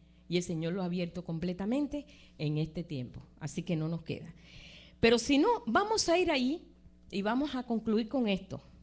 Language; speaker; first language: Spanish; native; Spanish